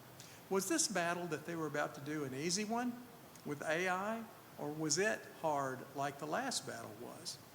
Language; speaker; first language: English; native; English